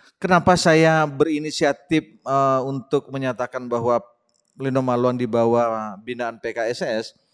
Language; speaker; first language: Indonesian; non-native, local second language; Buginese